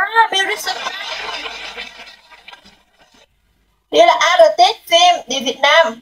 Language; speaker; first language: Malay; non-native, learner; Vietnamese